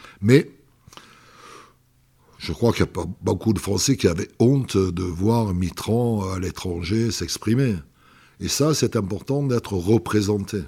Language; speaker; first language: French; native; French